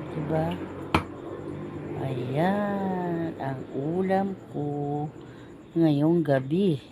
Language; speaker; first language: Filipino; non-native, local second language; Cebuano